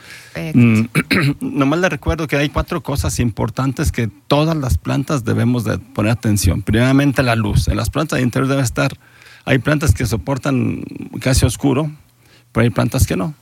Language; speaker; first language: Spanish; native; Spanish